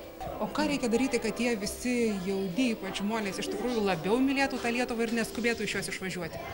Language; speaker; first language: Lithuanian; native; Lithuanian